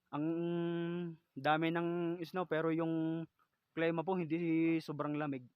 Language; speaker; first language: Filipino; native; Filipino